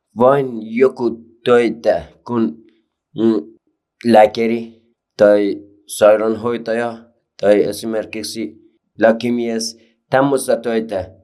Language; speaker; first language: Finnish; non-native, learner; Persian